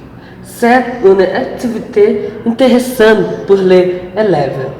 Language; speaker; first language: French; non-native, learner; Portuguese